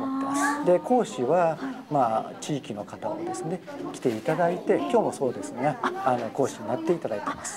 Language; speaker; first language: Japanese; native; Japanese